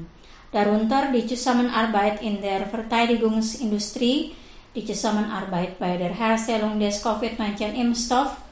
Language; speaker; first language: German; non-native, fluent; Indonesian